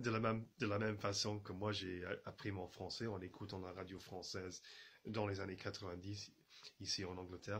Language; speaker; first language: French; non-native, fluent; English